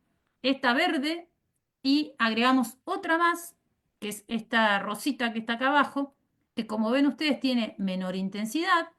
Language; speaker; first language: Spanish; native; Spanish